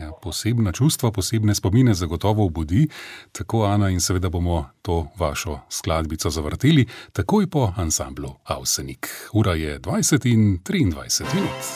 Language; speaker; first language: Slovenian; native; Slovenian